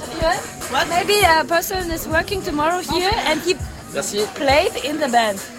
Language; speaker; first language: English; non-native, fluent; German